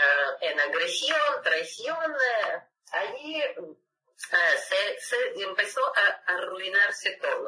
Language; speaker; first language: Spanish; non-native, fluent; Russian